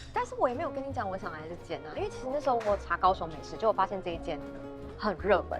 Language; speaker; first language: Chinese; native; Chinese